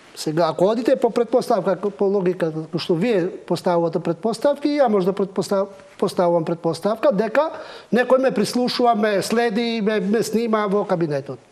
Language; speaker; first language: Macedonian; non-native, local second language; Albanian